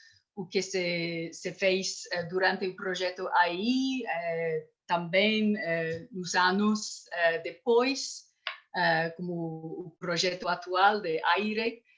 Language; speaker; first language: Portuguese; non-native, fluent; English